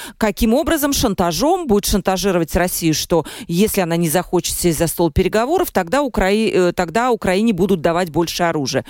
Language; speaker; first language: Russian; native; Russian